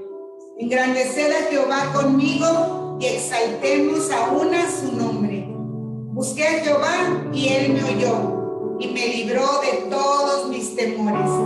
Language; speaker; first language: Spanish; native; Spanish